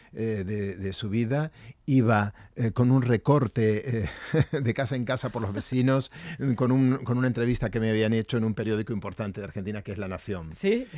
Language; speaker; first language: Spanish; native; Spanish